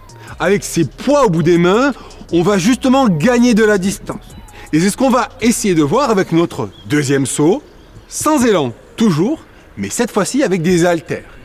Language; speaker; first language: French; native; French